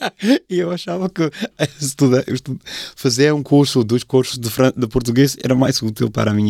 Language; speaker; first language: Portuguese; non-native, fluent; English